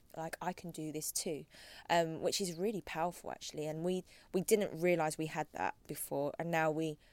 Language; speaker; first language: English; native; English